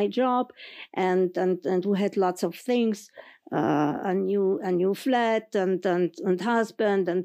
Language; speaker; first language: English; non-native, fluent; German